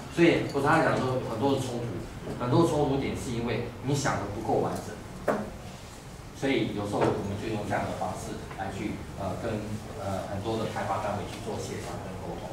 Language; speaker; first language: Chinese; native; Chinese